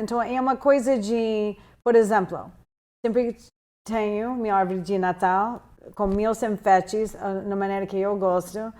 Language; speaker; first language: Portuguese; non-native, fluent; English